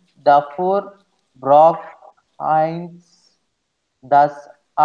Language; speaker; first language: German; non-native, learner; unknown